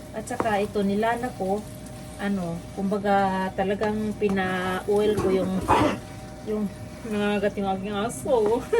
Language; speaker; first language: Filipino; non-native, local second language; Cebuano